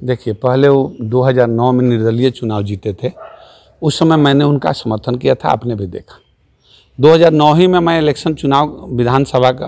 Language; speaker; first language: Hindi; native; Hindi